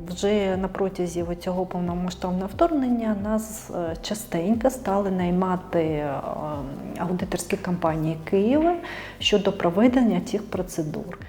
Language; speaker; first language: Ukrainian; non-native, local second language; Russian